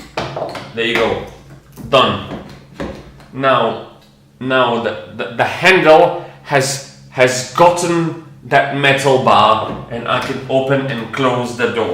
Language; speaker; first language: English; non-native, fluent; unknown